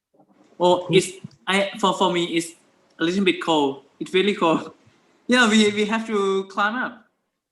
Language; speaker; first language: English; non-native, learner; Thai